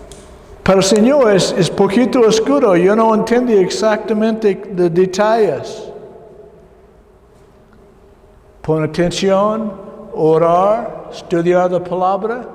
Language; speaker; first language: Spanish; non-native, learner; English